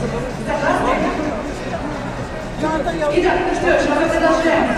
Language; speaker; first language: Russian; native; Russian